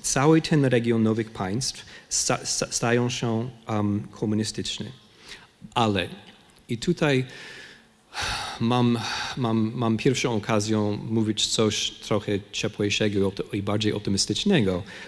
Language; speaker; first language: Polish; non-native, fluent; English